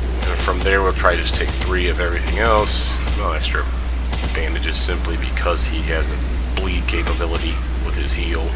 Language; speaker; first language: English; native; English